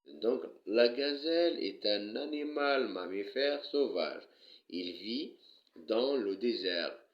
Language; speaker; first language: French; non-native, local second language; Arabic